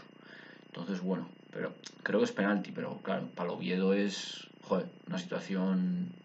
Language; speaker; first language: Spanish; native; Spanish